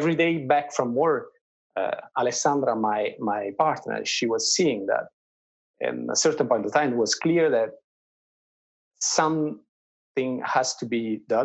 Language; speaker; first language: English; non-native, fluent; Italian